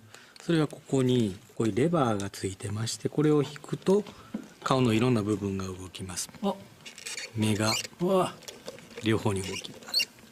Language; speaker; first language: Japanese; native; Japanese